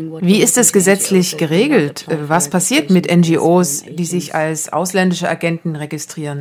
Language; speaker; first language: German; native; German